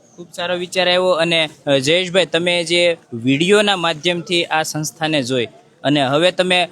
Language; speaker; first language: Gujarati; native; Gujarati